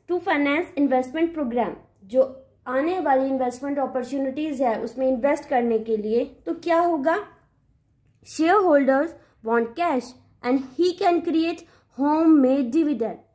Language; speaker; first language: Hindi; native; Hindi